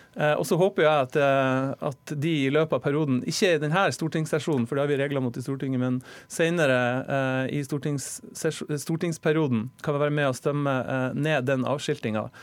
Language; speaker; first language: Norwegian; native; Norwegian